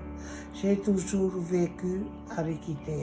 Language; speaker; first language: French; non-native, local second language; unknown